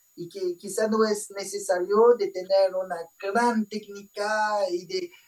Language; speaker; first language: Spanish; non-native, fluent; French